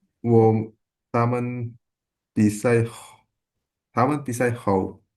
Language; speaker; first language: Chinese; non-native, learner; Indonesian